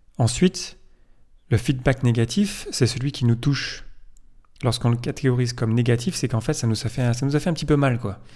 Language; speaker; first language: French; native; French